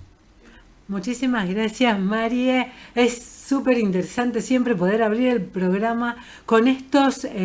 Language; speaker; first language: Spanish; native; Spanish